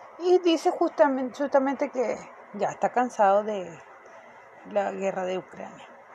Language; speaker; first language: Portuguese; non-native, fluent; Spanish